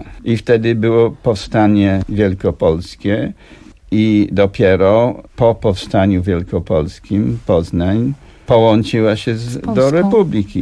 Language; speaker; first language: Polish; non-native, fluent; English